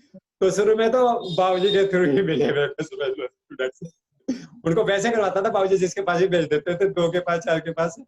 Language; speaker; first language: Hindi; native; Hindi